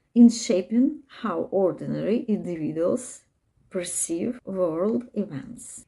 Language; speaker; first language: English; non-native, learner; Ukrainian